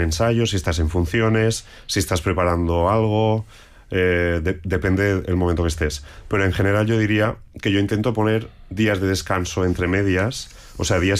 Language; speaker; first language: Spanish; non-native, local second language; Catalan